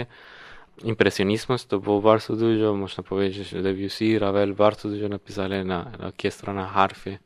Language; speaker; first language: Polish; non-native, learner; Spanish